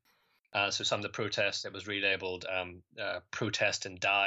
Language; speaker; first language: English; native; English